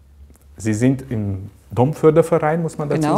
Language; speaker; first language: German; native; German